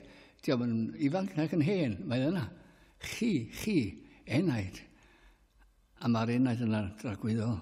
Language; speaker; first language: Welsh; native; Welsh